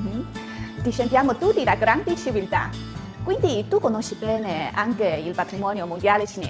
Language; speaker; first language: Italian; non-native, fluent; Chinese